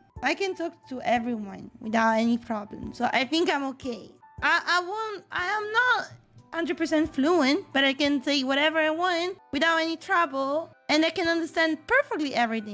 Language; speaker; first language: English; non-native, fluent; Italian